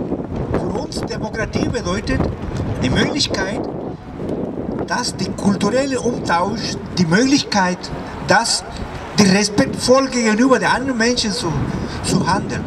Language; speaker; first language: German; non-native, fluent; Spanish